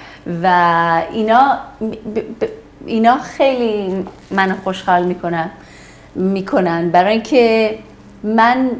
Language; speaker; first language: Persian; early bilingual, heritage; Persian